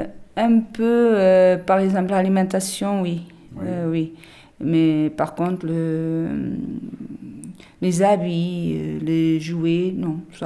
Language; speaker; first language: French; non-native, learner; Portuguese